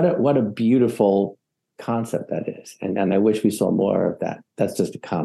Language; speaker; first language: English; native; English